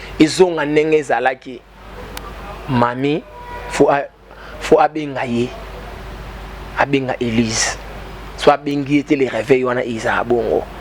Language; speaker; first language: Lingala; native; Lingala